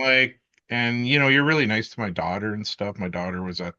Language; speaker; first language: English; native; English